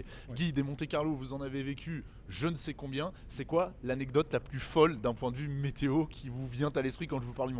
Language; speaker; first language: French; native; French